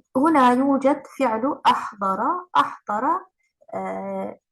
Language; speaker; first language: Arabic; non-native, fluent; Turkish